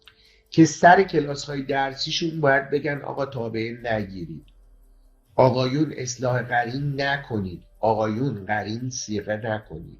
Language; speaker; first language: Persian; native; Persian